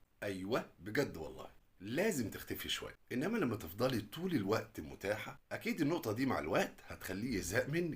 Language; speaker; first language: Arabic; native; Arabic